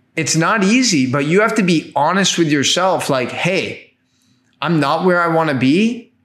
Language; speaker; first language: English; native; English